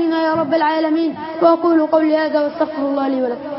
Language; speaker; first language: Arabic; native; Arabic